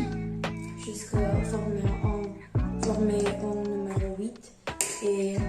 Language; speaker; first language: French; non-native, learner; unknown